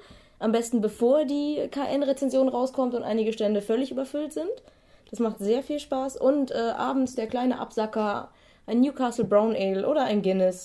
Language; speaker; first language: German; native; German